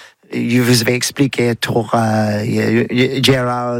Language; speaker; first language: French; non-native, learner; English